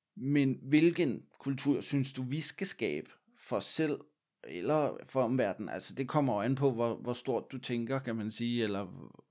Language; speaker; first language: Danish; native; Danish